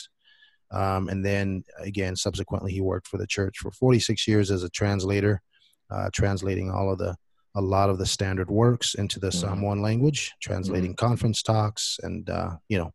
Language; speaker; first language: English; non-native, fluent; Samoan